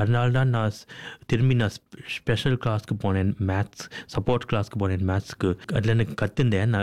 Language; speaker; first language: Tamil; early bilingual, heritage; Tamil